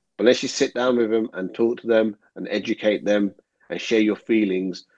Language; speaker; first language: English; native; English